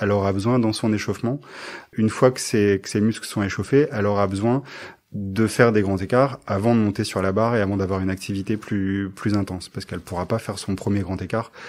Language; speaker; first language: French; native; French